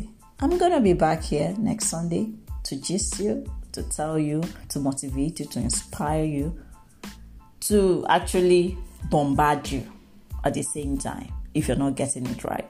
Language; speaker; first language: English; non-native, local second language; Igbo